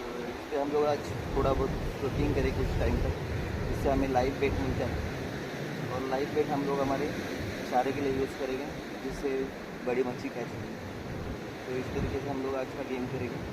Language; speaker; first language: Hindi; non-native, local second language; Marathi